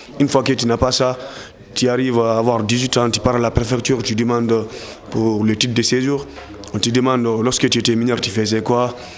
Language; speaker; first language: French; non-native, local second language; Fula